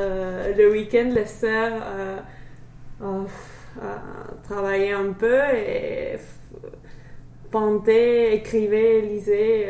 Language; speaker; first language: French; non-native, fluent; English